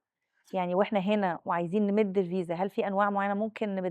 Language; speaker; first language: Arabic; native; Arabic